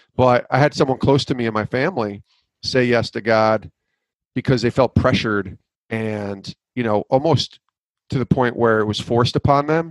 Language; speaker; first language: English; native; English